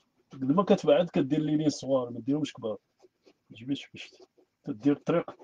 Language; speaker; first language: Arabic; native; Arabic